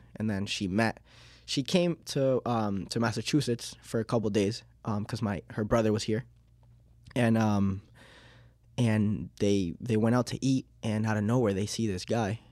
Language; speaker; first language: English; early bilingual, other home language; Spanish